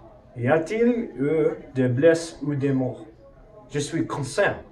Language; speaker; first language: French; non-native, learner; English